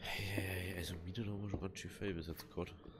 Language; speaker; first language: German; native; German